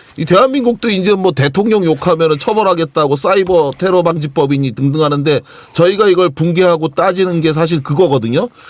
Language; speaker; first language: Korean; native; Korean